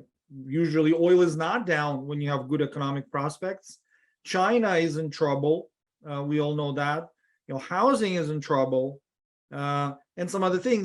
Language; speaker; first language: English; non-native, fluent; Russian